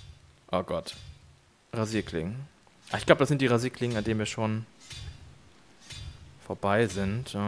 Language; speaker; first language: German; native; German